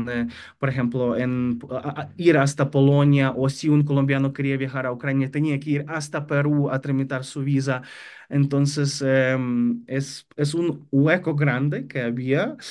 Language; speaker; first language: Spanish; non-native, fluent; Ukrainian